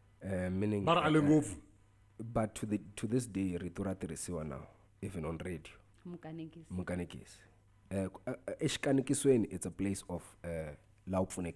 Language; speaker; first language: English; non-native, local second language; Tsonga